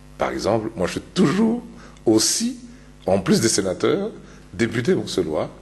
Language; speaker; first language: French; non-native, local second language; Luba-Lulua